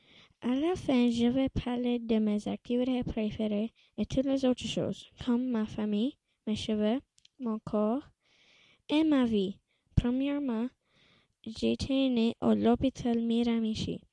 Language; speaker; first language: French; non-native, local second language; English